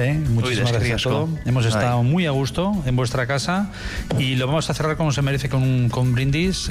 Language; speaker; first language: Spanish; native; Spanish